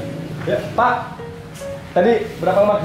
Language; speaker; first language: Indonesian; native; Indonesian